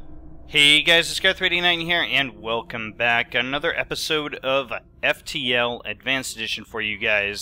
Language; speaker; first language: English; native; English